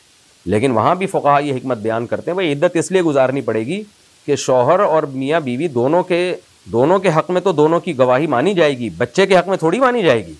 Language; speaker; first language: Urdu; native; Urdu